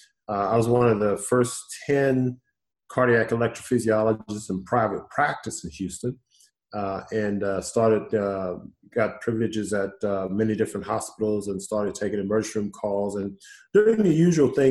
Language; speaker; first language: English; native; English